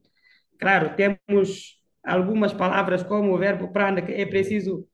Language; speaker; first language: Portuguese; non-native, fluent; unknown